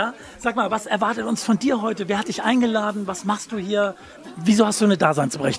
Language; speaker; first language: German; native; German